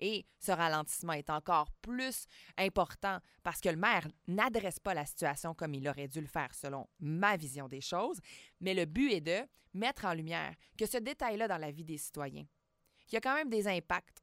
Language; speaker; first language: French; native; French